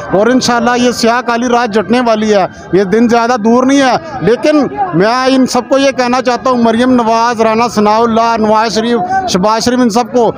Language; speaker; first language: Urdu; non-native, local second language; Punjabi